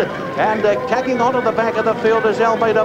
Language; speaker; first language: English; native; English